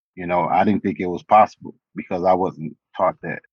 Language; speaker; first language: English; native; English